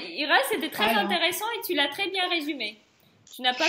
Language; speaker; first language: French; non-native, fluent; Russian